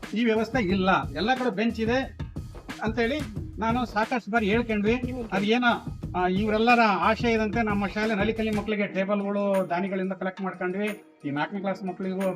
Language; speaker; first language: Kannada; native; Kannada